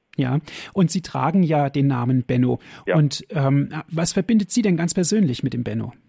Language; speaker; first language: German; native; German